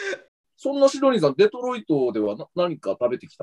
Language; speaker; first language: Japanese; native; Japanese